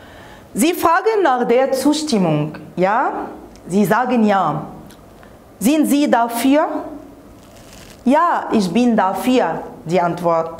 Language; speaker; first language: German; non-native, fluent; Arabic